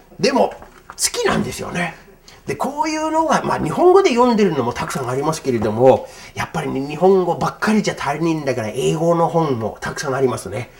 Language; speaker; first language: Japanese; non-native, fluent; English